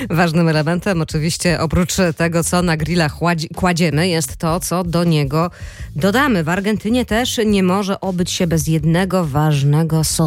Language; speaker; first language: Polish; native; Polish